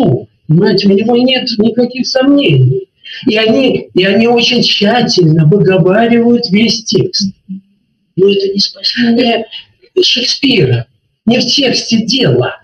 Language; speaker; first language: Russian; native; Russian